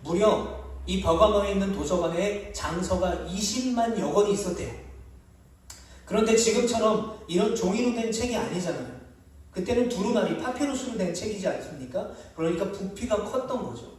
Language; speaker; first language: Korean; native; Korean